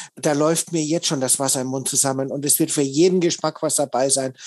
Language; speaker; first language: German; native; German